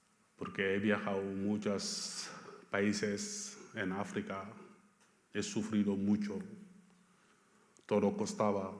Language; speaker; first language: Spanish; non-native, fluent; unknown